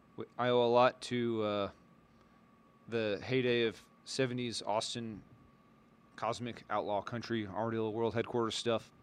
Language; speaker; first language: English; native; English